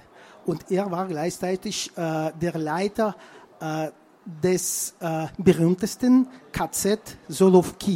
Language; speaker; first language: German; non-native, fluent; Russian